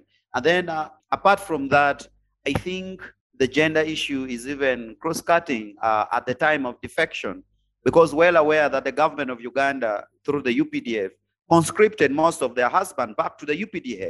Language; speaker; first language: English; non-native, local second language; Acoli